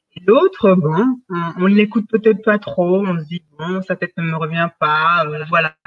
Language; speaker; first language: French; early bilingual, other home language; Wolof